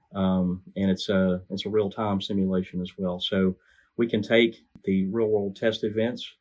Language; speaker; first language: English; native; English